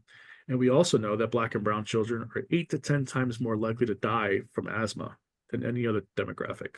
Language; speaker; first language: English; native; English